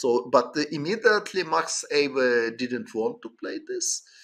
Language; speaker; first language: English; non-native, fluent; Ukrainian